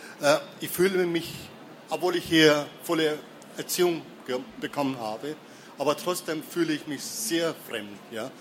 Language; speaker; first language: German; early bilingual, other home language; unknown